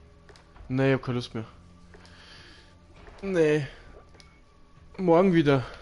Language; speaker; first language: German; native; German